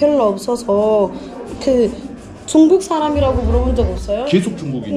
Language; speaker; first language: Korean; non-native, fluent; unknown